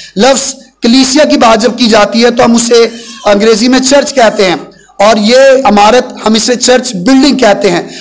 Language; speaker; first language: Urdu; non-native, local second language; Punjabi